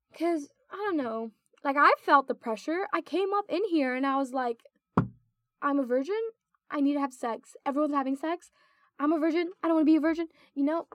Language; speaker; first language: English; non-native, local second language; Filipino